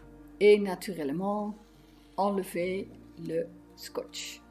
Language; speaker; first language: French; non-native, fluent; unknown